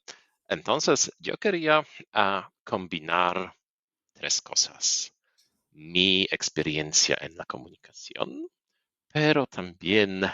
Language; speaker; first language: Spanish; non-native, fluent; Polish